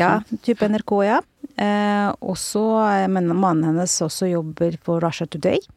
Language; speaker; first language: Norwegian; non-native, fluent; Russian